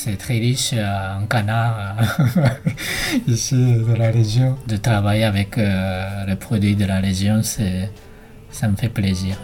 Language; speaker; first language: French; non-native, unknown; Japanese